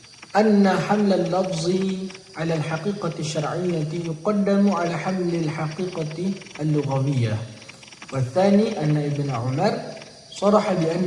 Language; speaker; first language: Arabic; non-native, learner; Indonesian